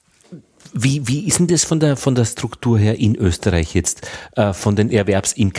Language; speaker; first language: German; native; German